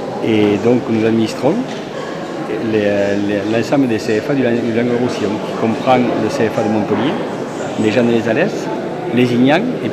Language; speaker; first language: French; native; French